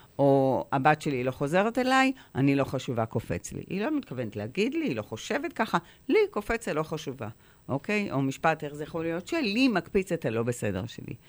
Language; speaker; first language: Hebrew; native; Hebrew